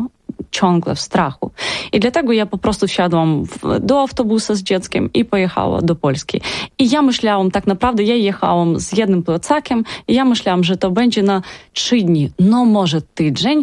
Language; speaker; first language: Polish; non-native, learner; Ukrainian